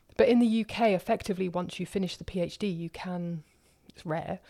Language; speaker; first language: English; native; English